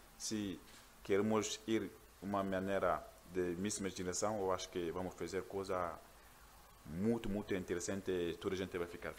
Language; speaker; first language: Portuguese; non-native, learner; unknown